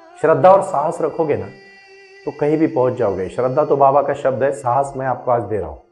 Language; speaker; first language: Hindi; non-native, local second language; Marathi